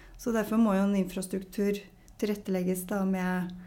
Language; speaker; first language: Norwegian; native; Norwegian